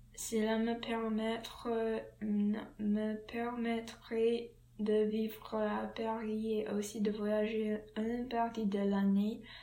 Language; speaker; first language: French; non-native, learner; English